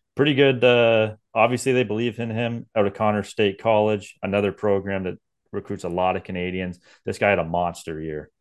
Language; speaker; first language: English; native; English